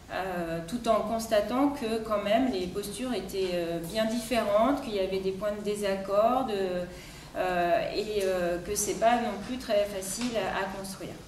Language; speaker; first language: French; native; French